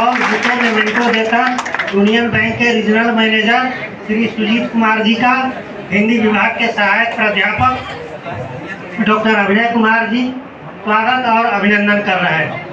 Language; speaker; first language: Hindi; native; Hindi